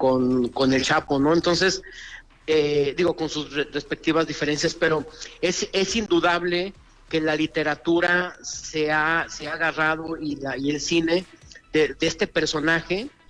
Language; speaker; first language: Spanish; native; Spanish